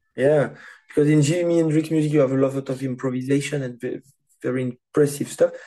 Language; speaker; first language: English; non-native, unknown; French